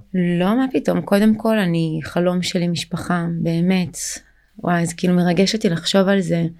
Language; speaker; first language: Hebrew; early bilingual, other home language; Russian